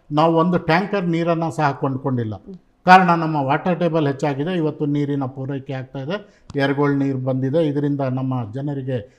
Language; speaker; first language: Kannada; non-native, local second language; Urdu